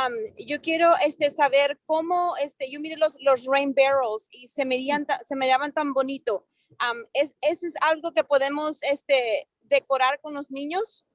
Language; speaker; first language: Spanish; early bilingual, heritage; Spanish